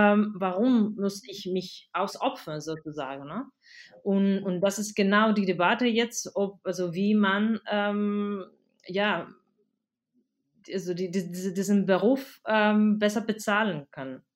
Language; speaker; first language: German; non-native, fluent; Spanish